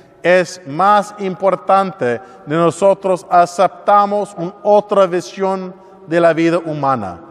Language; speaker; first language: Spanish; non-native, learner; English